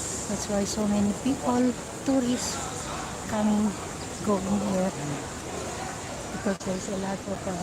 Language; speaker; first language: English; non-native, local second language; Filipino